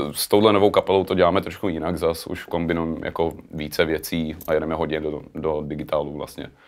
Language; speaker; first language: Czech; early bilingual, heritage; Czech